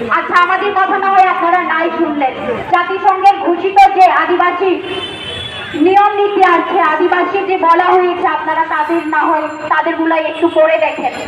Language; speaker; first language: Bangla; non-native, local second language; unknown